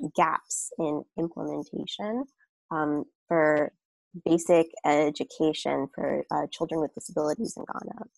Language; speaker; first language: English; native; English